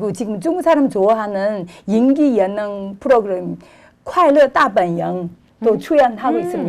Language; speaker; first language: Korean; non-native, fluent; Chinese